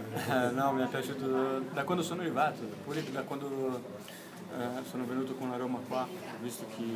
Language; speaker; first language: Italian; non-native, fluent; Portuguese